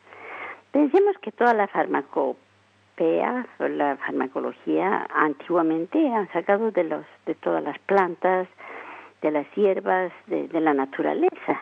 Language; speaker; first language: Spanish; native; Spanish